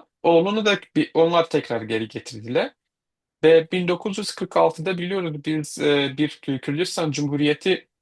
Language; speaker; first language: Turkish; non-native, fluent; Kurdish